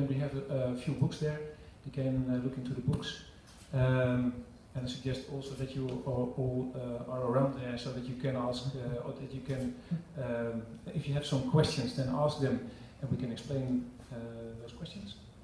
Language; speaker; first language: English; non-native, fluent; Dutch